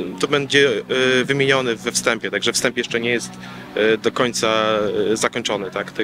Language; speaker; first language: Polish; native; Polish